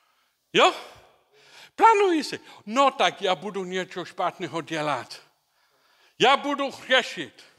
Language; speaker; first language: Czech; non-native, learner; English